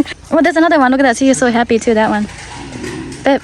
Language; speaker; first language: English; non-native, fluent; Thai